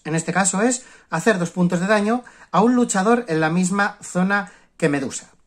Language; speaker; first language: Spanish; native; Spanish